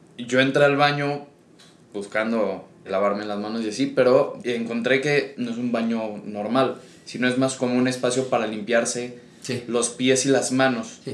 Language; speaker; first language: Spanish; native; Spanish